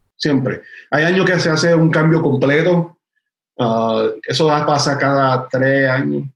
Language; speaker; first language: Spanish; early bilingual, heritage; Spanish